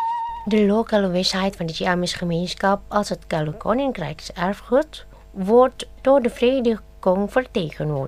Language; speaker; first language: Dutch; non-native, fluent; Indonesian